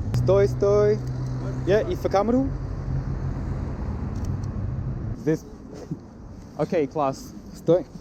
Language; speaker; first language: Russian; non-native, learner; English